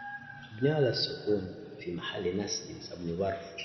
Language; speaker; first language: Arabic; non-native, fluent; Swahili